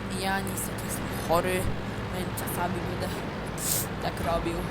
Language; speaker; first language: Polish; native; Polish